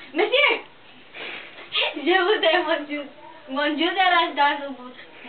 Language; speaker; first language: French; non-native, learner; English